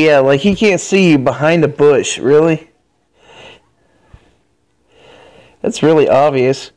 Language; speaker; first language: English; native; English